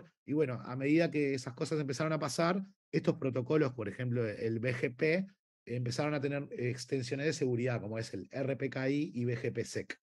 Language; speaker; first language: Spanish; native; Spanish